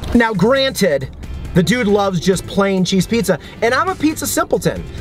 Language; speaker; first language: English; native; English